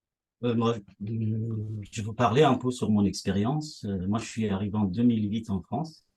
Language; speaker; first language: French; non-native, fluent; Persian